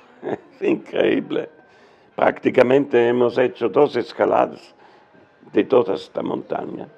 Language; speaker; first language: Spanish; non-native, learner; German